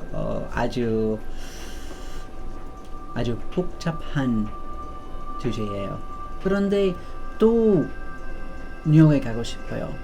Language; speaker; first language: Korean; non-native, learner; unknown